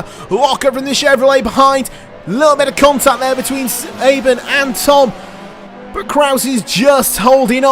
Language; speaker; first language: English; native; English